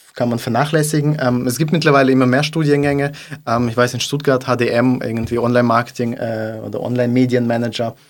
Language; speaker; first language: German; non-native, fluent; Russian